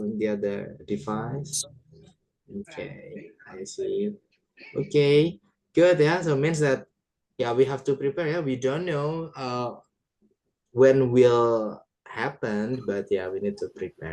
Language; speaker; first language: English; non-native, fluent; Indonesian